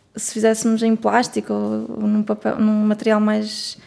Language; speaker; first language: Portuguese; native; Portuguese